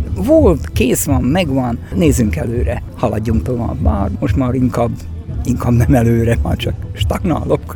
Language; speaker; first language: Hungarian; native; Hungarian